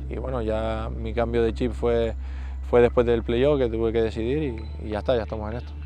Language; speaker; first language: Spanish; native; Spanish